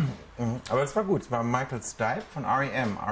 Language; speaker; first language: German; native; German